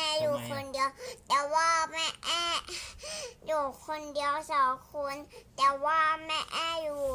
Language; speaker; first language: Thai; native; Thai